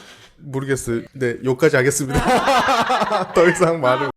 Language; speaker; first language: Korean; native; Korean